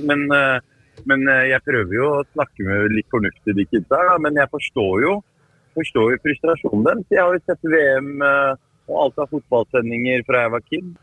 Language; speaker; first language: Norwegian; early bilingual, other home language; Arabic